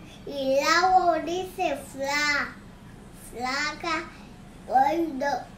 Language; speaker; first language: Spanish; early bilingual, other home language; Haitian Creole